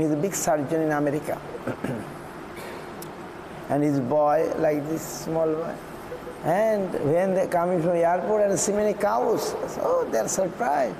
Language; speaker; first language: English; non-native, local second language; Bangla